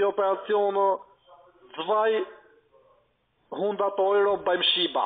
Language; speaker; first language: German; non-native, learner; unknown